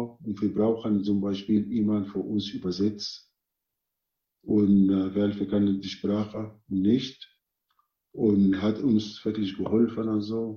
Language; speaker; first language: German; non-native, learner; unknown